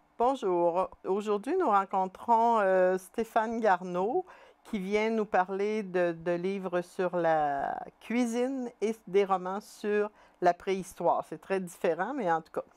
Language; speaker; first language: French; native; French